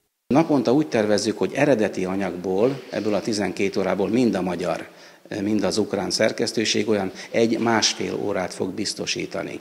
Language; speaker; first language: Hungarian; native; Hungarian